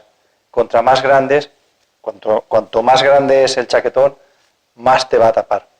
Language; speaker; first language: Spanish; native; Spanish